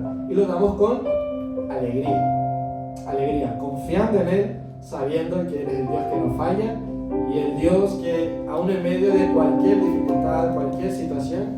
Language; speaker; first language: Spanish; native; Spanish